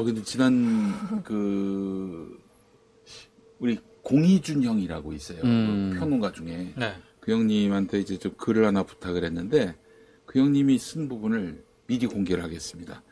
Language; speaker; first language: Korean; native; Korean